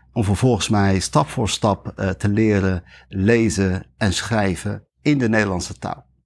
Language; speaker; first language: Dutch; early bilingual, other home language; Riffian